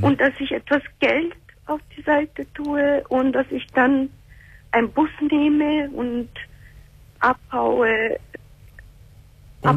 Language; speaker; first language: German; early bilingual, other home language; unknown